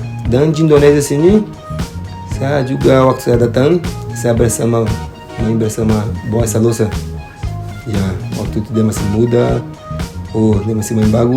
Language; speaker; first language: Indonesian; non-native, fluent; Portuguese